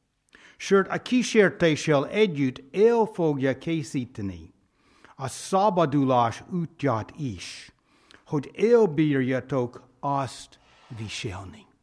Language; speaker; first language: Hungarian; non-native, fluent; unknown